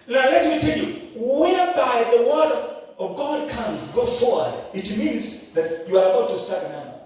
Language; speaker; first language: English; non-native, local second language; Swahili